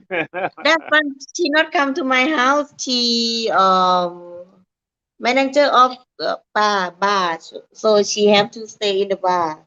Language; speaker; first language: English; non-native, learner; Thai